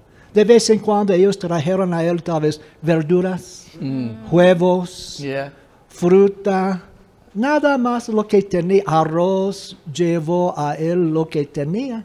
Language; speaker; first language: Spanish; non-native, fluent; English